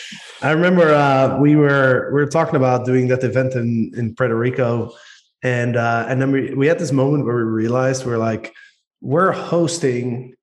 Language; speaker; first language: English; non-native, fluent; Dutch